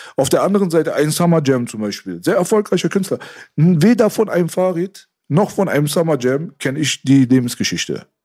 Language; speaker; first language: German; native; German